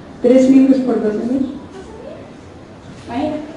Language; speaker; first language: Spanish; native; Spanish